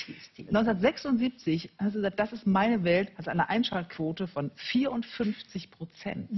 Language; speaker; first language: German; native; German